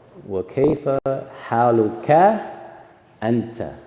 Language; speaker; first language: Arabic; non-native, learner; English